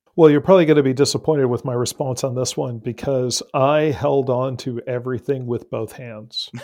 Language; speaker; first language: English; native; English